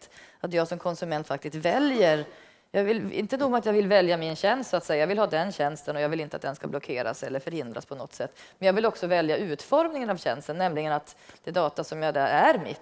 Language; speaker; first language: Swedish; native; Swedish